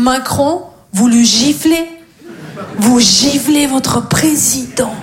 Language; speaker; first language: French; non-native, fluent; Russian